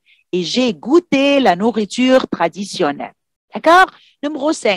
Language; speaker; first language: French; non-native, fluent; Arabic